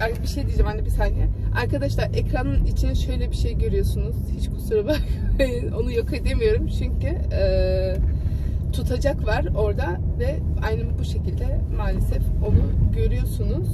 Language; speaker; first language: Turkish; early bilingual, heritage; Turkish